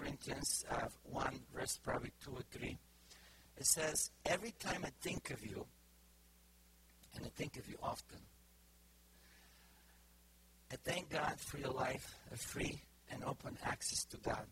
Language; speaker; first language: English; non-native, fluent; Bulgarian